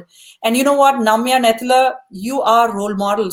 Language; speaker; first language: English; non-native, local second language; Tamil